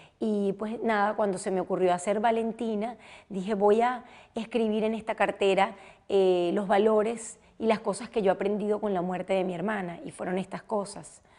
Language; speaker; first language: Spanish; native; Spanish